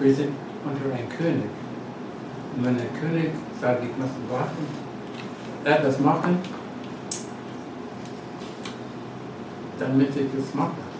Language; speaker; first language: German; non-native, learner; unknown